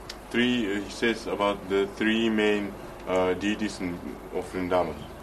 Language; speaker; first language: English; non-native, fluent; Russian